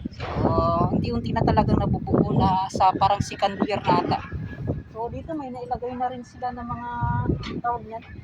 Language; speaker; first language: Filipino; native; Filipino